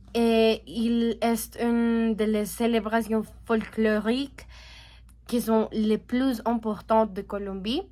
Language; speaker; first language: French; non-native, learner; Spanish